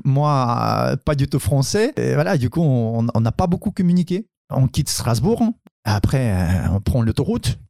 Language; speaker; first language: French; non-native, fluent; Ukrainian